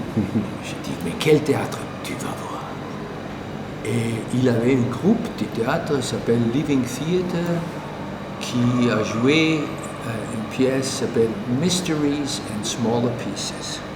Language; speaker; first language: French; non-native, learner; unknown